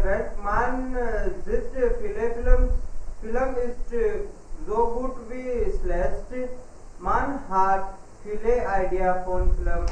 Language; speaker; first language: German; non-native, learner; Hindi